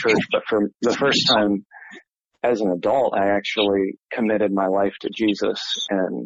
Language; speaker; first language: English; native; English